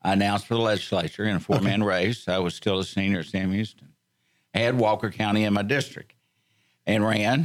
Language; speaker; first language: English; native; English